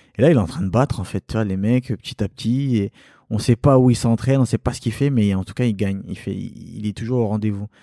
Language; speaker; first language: French; early bilingual, other home language; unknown